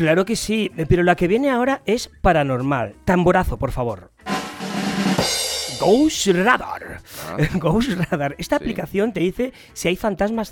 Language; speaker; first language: Spanish; native; Spanish